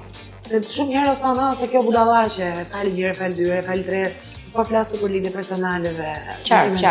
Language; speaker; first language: Albanian; native; Albanian